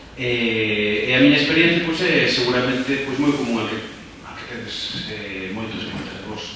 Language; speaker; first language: Galician; non-native, local second language; Spanish